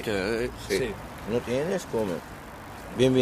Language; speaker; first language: Spanish; non-native, learner; Arabic